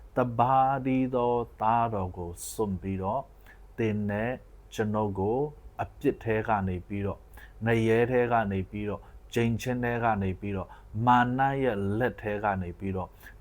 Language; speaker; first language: Burmese; non-native, local second language; Tedim Chin